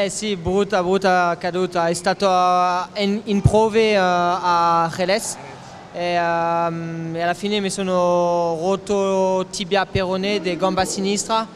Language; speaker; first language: Italian; non-native, fluent; French